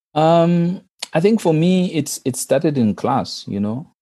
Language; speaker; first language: English; non-native, local second language; Shona